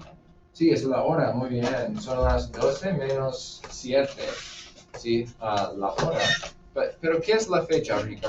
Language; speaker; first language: Spanish; non-native, fluent; English